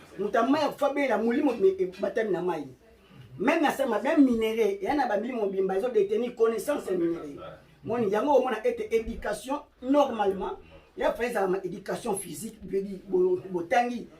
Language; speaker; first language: Lingala; non-native, local second language; Kongo